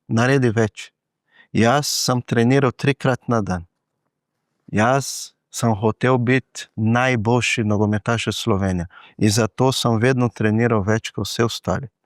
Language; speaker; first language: Slovenian; non-native, fluent; Portuguese